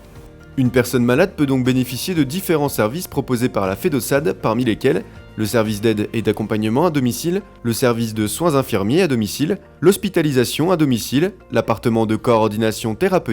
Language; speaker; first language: French; native; French